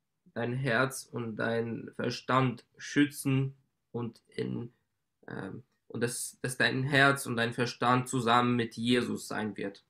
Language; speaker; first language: German; non-native, learner; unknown